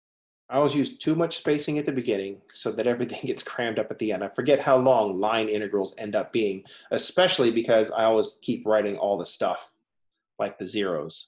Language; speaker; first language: English; native; English